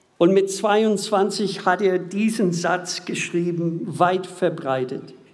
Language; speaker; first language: German; non-native, fluent; English